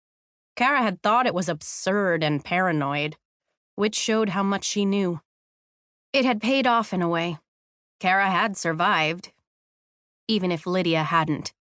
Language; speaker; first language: English; native; English